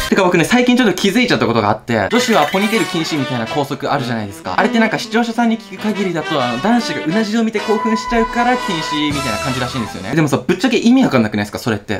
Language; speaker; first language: Japanese; native; Japanese